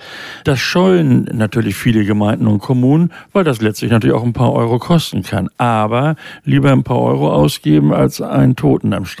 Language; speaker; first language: German; native; German